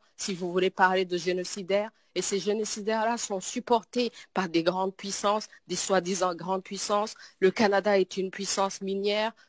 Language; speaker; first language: French; non-native, local second language; Kinyarwanda